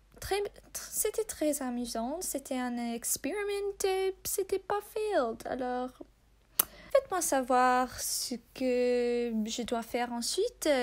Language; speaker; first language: French; non-native, learner; English